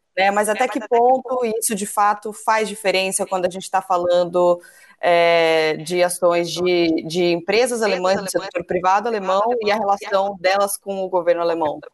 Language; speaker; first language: Portuguese; native; Portuguese